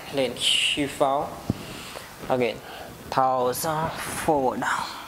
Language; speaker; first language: English; non-native, local second language; Hindi